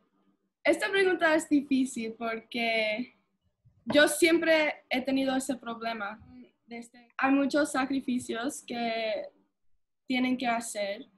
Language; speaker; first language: Spanish; early bilingual, heritage; English